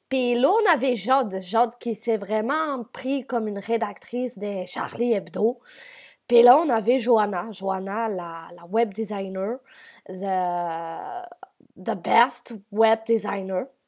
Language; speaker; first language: French; native; French